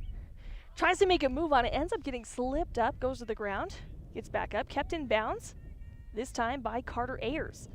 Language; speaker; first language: English; native; English